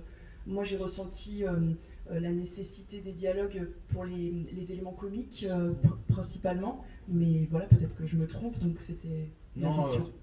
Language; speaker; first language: French; native; French